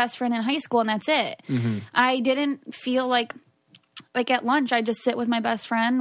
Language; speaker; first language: English; native; English